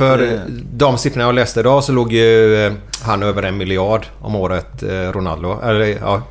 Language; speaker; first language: Swedish; native; Swedish